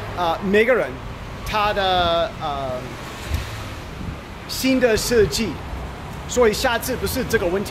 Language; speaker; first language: Chinese; non-native, learner; English